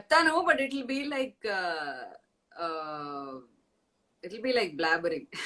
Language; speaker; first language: Telugu; non-native, fluent; Tamil